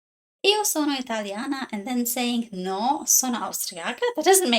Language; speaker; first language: Italian; non-native, learner; English